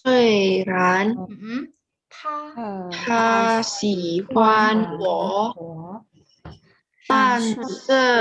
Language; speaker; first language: Chinese; non-native, learner; Indonesian